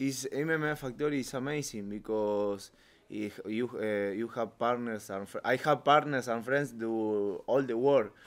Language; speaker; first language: English; non-native, learner; Spanish